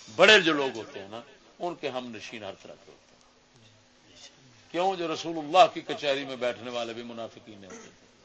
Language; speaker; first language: Urdu; non-native, local second language; Punjabi